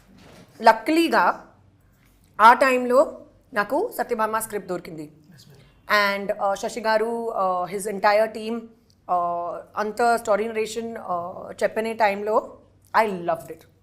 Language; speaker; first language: Telugu; non-native, learner; Hindi